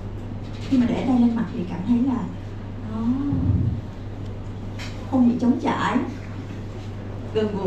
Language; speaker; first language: Vietnamese; native; Vietnamese